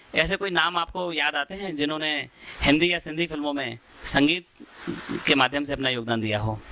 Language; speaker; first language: Hindi; non-native, local second language; Sindhi